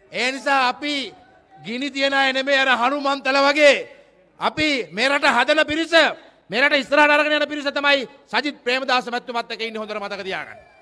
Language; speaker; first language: Sinhala; native; Sinhala